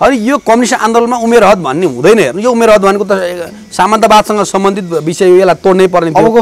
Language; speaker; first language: Nepali; native; Nepali